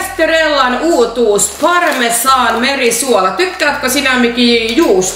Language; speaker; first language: Finnish; native; Finnish